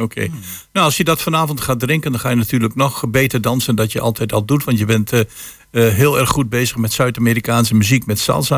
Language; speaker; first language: Dutch; native; Dutch